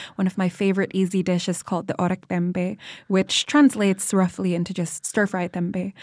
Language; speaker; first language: English; non-native, fluent; Indonesian